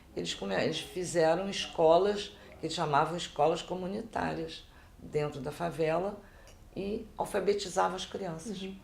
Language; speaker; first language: Portuguese; native; Portuguese